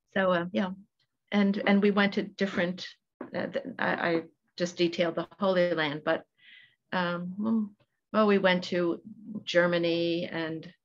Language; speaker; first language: English; native; English